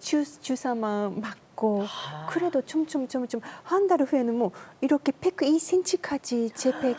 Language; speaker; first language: Korean; non-native, learner; Japanese